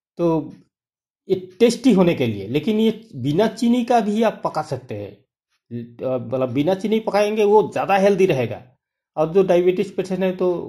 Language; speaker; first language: Hindi; non-native, local second language; Bangla